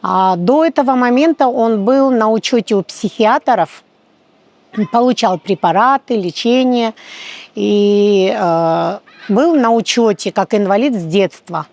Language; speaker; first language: Russian; native; Russian